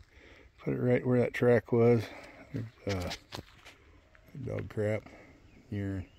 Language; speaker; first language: English; native; English